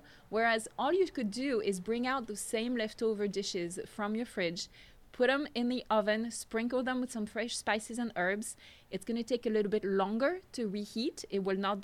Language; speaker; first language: English; non-native, fluent; French